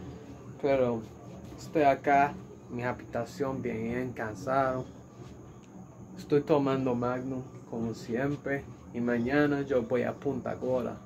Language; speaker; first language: Spanish; non-native, learner; English